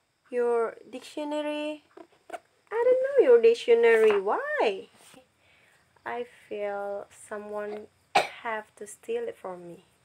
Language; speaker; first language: English; non-native, learner; Indonesian